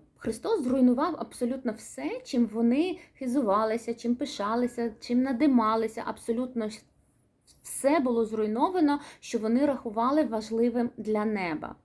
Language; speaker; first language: Ukrainian; non-native, local second language; Russian